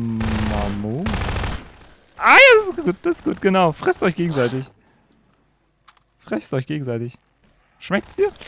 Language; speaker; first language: German; native; German